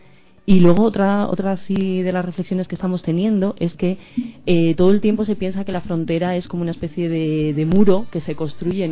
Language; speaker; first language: Spanish; native; Spanish